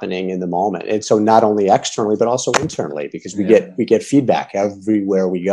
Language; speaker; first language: English; native; English